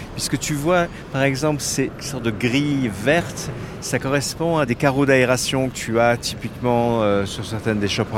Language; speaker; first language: French; native; French